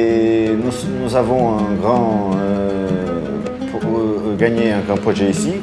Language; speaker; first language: French; non-native, fluent; Portuguese